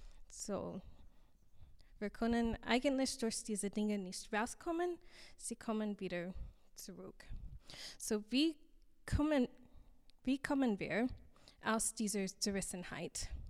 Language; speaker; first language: German; non-native, fluent; English